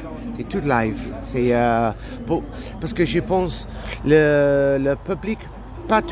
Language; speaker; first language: French; non-native, learner; English